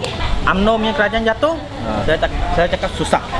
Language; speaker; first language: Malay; non-native, local second language; Cantonese